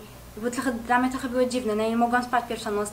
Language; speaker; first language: Polish; early bilingual, heritage; Arabic